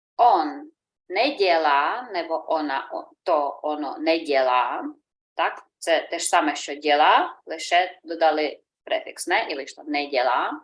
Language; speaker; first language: Czech; non-native, fluent; Ukrainian